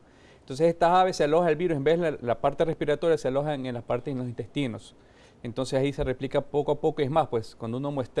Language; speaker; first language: Spanish; native; Spanish